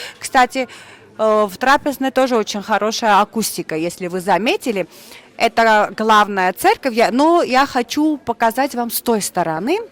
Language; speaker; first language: Russian; non-native, local second language; Armenian